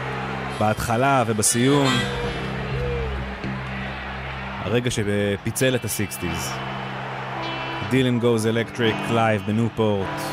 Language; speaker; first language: Hebrew; native; Hebrew